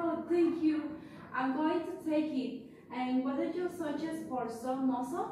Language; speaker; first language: English; non-native, learner; Spanish